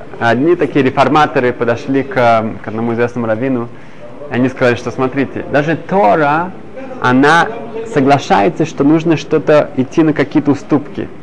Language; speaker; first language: Russian; early bilingual, heritage; Hebrew